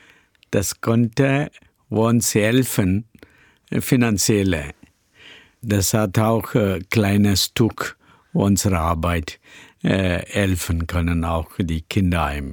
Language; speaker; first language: German; non-native, learner; Tamil